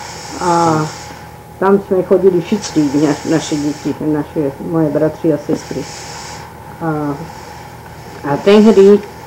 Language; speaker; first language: Czech; early bilingual, heritage; Czech